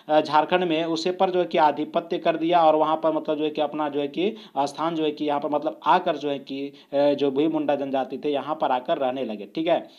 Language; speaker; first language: Hindi; native; Hindi